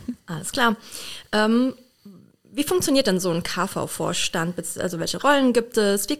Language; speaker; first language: German; native; German